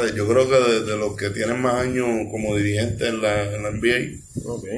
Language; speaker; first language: Spanish; early bilingual, heritage; Spanish